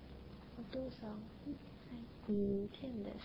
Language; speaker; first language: Japanese; non-native, learner; Chinese